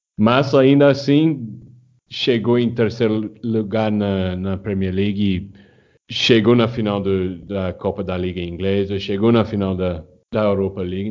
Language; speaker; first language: Portuguese; non-native, fluent; English